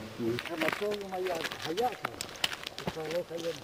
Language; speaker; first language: Hebrew; non-native, fluent; Polish